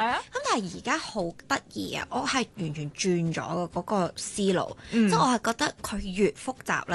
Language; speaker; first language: Cantonese; native; Cantonese